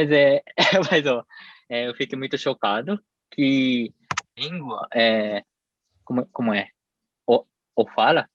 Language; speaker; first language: Portuguese; non-native, fluent; Japanese